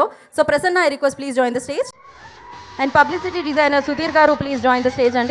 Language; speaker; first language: Telugu; native; Telugu